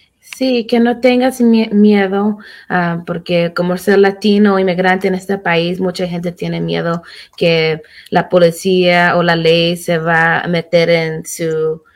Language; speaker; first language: Spanish; early bilingual, heritage; Spanish